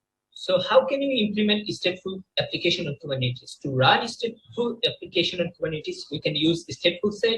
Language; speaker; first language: English; non-native, local second language; Bangla